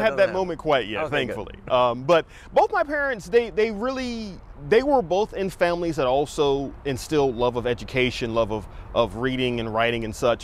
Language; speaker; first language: English; native; English